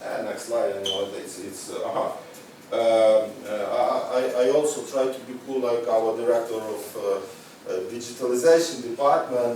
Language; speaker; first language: English; non-native, learner; Ukrainian